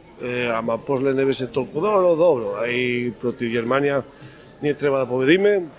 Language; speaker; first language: Macedonian; non-native, fluent; Spanish